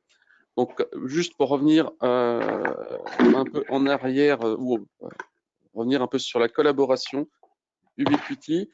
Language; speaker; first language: French; native; French